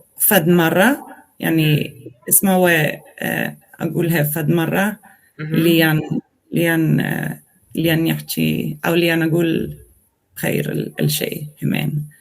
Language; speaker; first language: Arabic; non-native, learner; Swedish